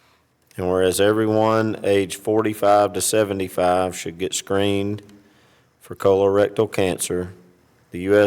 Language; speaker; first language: English; native; English